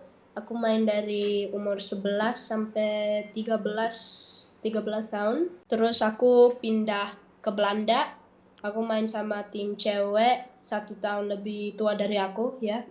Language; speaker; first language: Indonesian; early bilingual, heritage; Dutch